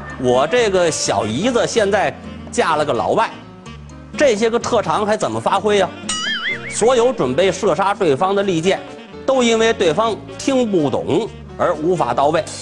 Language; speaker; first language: Chinese; native; Chinese